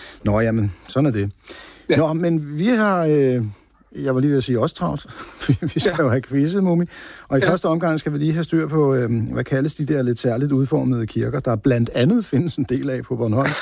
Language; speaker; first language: Danish; native; Danish